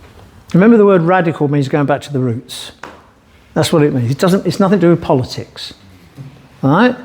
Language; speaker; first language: English; native; English